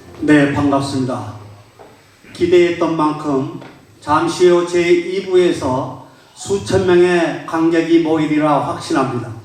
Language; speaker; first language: Korean; native; Korean